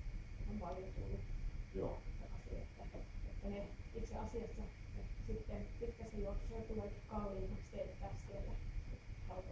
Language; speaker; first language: Finnish; native; Finnish